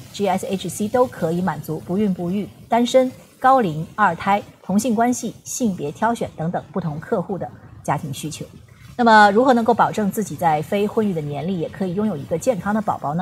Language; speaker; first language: Chinese; native; Chinese